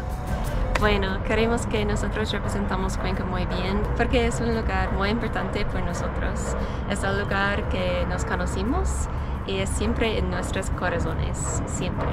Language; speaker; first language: Spanish; non-native, learner; English